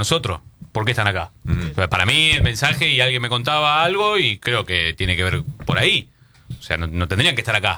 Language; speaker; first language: Spanish; native; Spanish